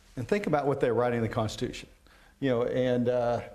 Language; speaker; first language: English; native; English